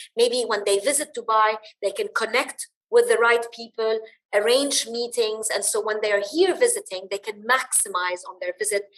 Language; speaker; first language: English; early bilingual, other home language; Arabic